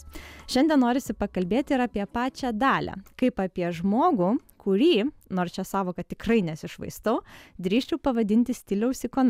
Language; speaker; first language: Lithuanian; native; Lithuanian